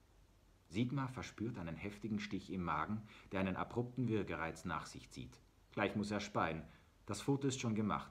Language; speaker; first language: German; native; German